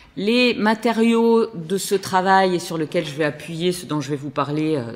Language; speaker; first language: French; native; French